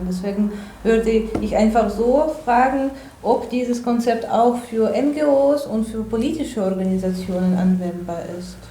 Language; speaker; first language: German; non-native, fluent; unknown